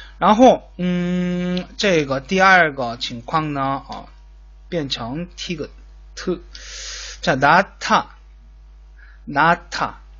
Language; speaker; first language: Chinese; non-native, fluent; Korean